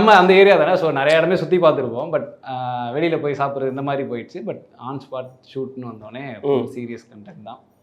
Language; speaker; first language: Tamil; native; Tamil